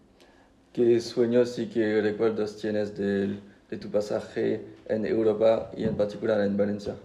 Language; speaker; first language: Spanish; non-native, fluent; French